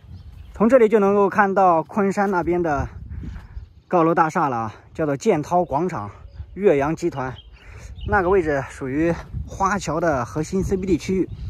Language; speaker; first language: Chinese; native; Chinese